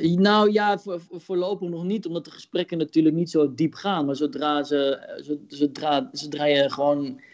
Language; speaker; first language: Dutch; early bilingual, other home language; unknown